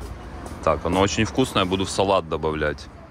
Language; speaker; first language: Russian; native; Russian